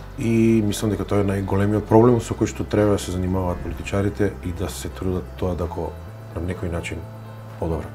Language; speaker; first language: Macedonian; native; Macedonian